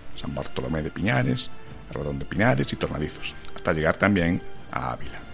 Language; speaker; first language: Spanish; native; Spanish